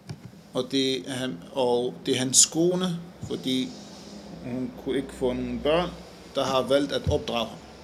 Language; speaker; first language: Danish; non-native, fluent; Arabic